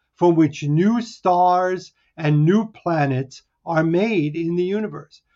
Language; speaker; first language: English; early bilingual, other home language; Hungarian